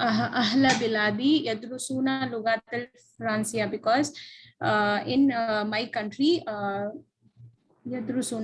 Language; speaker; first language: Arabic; non-native, learner; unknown